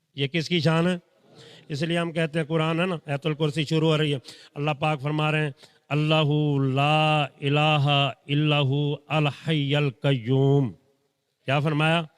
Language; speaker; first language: Urdu; non-native, local second language; Saraiki